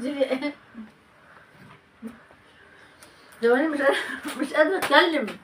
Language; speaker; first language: Arabic; native; Arabic